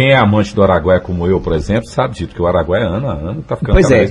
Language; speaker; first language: Portuguese; native; Portuguese